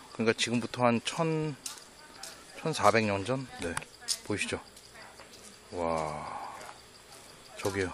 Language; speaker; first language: Korean; native; Korean